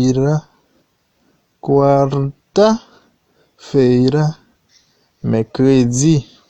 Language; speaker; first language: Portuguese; non-native, fluent; Haitian Creole